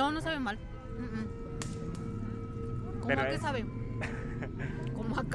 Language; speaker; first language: Spanish; native; Spanish